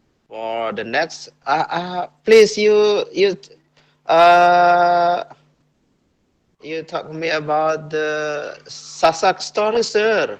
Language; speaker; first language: English; non-native, learner; Indonesian